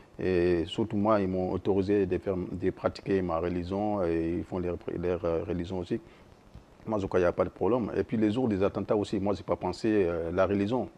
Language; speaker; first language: French; non-native, local second language; Soninke